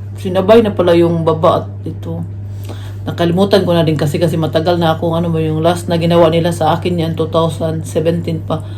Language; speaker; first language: Filipino; non-native, local second language; Cebuano